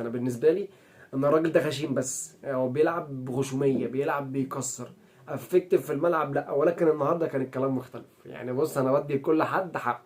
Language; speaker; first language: Arabic; native; Arabic